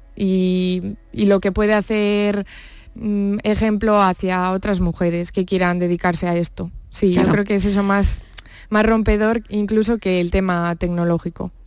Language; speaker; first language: Spanish; native; Spanish